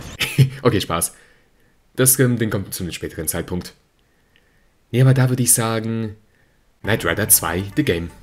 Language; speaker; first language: German; native; German